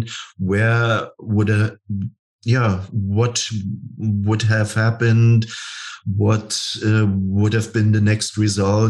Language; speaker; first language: English; non-native, fluent; German